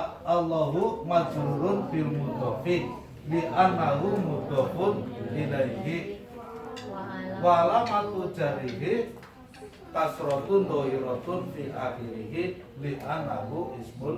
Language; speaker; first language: Arabic; non-native, fluent; Indonesian